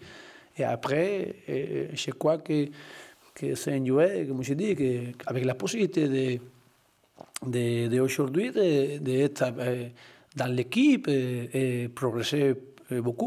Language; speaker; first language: French; non-native, learner; Spanish